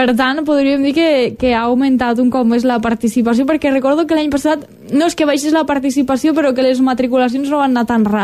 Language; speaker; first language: Catalan; native; Catalan